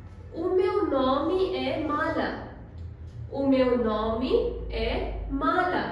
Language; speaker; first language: Portuguese; non-native, fluent; Hindi